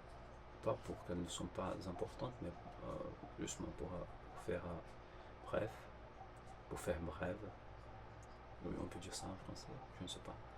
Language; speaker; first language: French; non-native, fluent; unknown